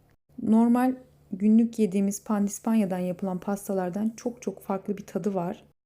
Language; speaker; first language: Turkish; native; Turkish